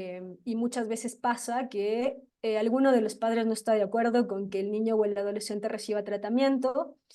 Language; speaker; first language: Spanish; native; Spanish